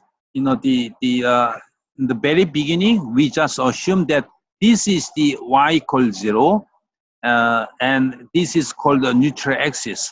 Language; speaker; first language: English; non-native, fluent; Korean